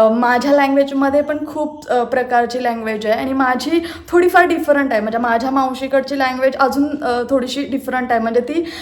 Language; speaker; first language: Marathi; non-native, local second language; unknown